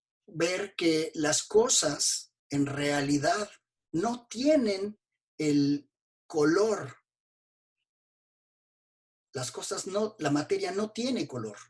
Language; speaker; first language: Spanish; native; Spanish